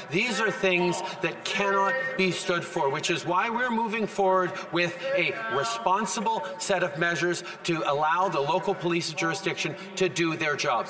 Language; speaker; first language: English; early bilingual, other home language; French